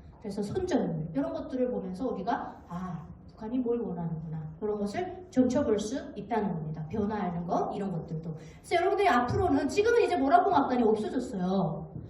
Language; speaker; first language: Korean; native; Korean